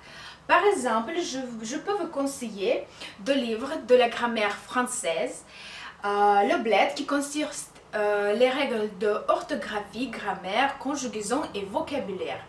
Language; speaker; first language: French; non-native, fluent; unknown